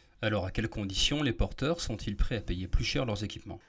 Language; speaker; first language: French; native; French